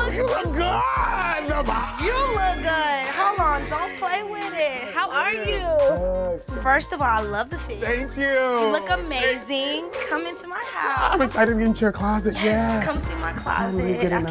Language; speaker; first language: English; native; English